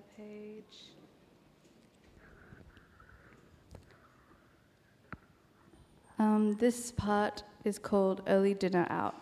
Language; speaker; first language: English; non-native, local second language; Cantonese